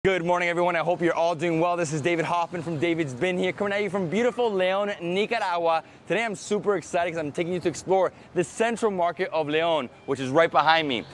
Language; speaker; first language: English; early bilingual, other home language; Spanish